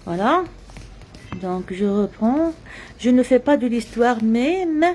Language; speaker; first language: French; non-native, local second language; Arabic